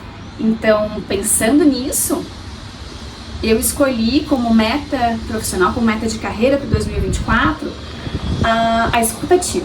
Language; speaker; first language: Portuguese; native; Portuguese